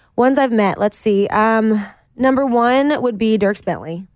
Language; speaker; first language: English; native; English